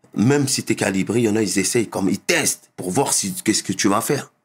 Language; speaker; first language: French; native; French